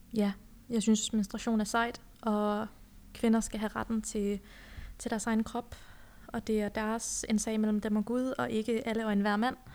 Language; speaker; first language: Danish; early bilingual, other home language; Persian